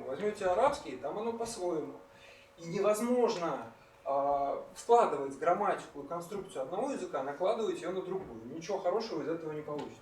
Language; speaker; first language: Russian; native; Russian